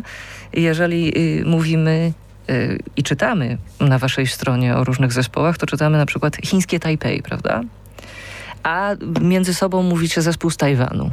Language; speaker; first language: Polish; native; Polish